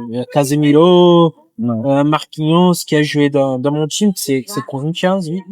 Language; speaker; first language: French; non-native, learner; Portuguese